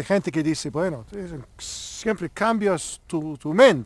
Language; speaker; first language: Spanish; non-native, learner; English